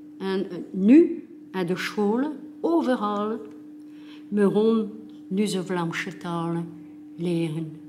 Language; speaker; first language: Dutch; non-native, local second language; French